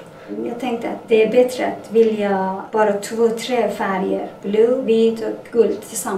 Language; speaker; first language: Swedish; non-native, learner; Persian